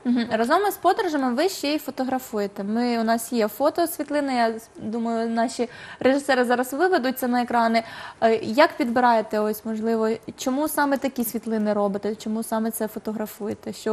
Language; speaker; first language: Ukrainian; native; Ukrainian